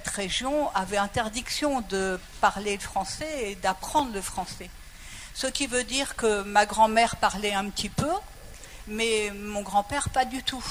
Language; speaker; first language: French; native; French